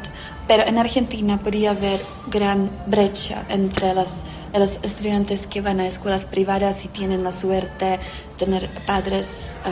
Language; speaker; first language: Spanish; non-native, fluent; Czech